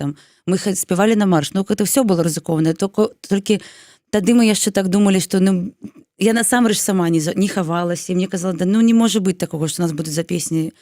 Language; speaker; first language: Belarusian; non-native, local second language; Russian